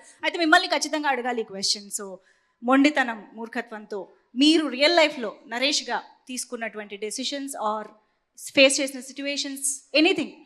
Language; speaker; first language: Telugu; native; Telugu